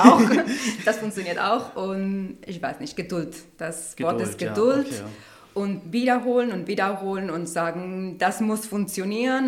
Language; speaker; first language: German; non-native, learner; Spanish